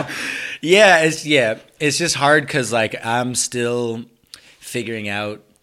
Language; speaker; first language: English; early bilingual, other home language; Spanish